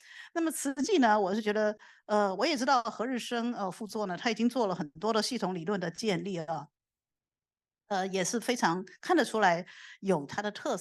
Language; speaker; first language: Chinese; native; Chinese